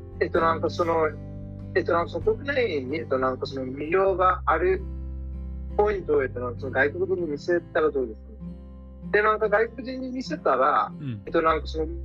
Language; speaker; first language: Japanese; non-native, fluent; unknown